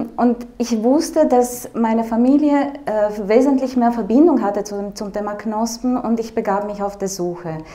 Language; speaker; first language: German; non-native, fluent; Romanian